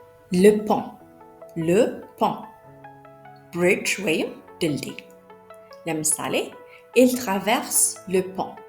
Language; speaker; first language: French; non-native, fluent; Amharic